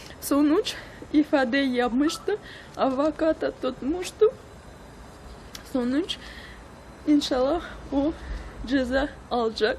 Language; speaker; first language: Turkish; non-native, learner; Russian